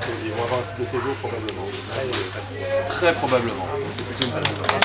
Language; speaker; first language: French; native; French